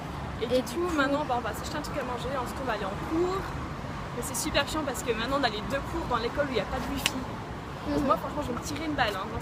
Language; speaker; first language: French; native; French